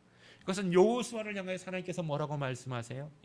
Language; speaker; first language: Korean; native; Korean